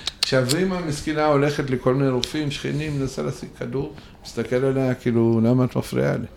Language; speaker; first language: Hebrew; non-native, fluent; Russian